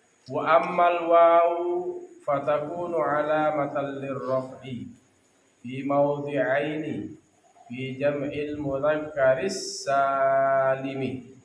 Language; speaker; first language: Arabic; non-native, fluent; Indonesian